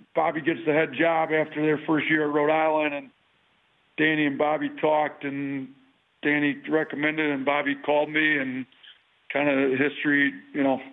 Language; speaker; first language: English; native; English